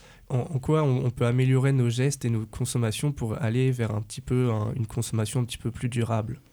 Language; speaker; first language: French; native; French